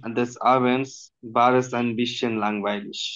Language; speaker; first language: German; non-native, learner; Bangla